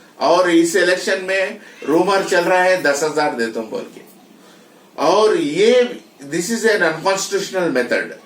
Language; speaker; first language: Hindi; non-native, local second language; Telugu